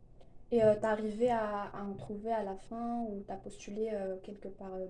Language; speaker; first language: French; native; French